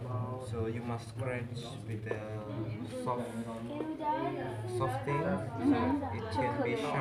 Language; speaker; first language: English; non-native, learner; Indonesian